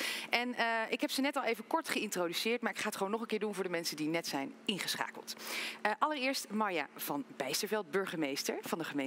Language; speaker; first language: Dutch; native; Dutch